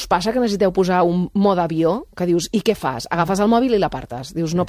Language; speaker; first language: Catalan; native; Catalan